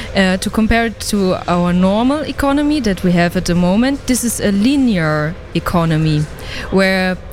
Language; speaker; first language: English; non-native, fluent; German